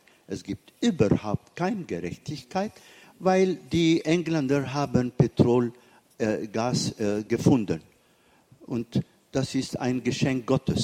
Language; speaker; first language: German; non-native, fluent; Arabic